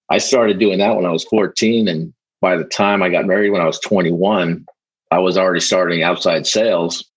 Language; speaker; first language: English; early bilingual, other home language; Polish